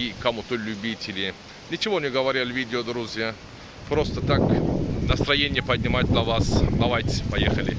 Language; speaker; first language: Russian; non-native, learner; Turkish